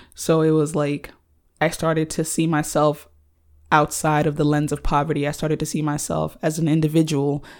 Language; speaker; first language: English; early bilingual, other home language; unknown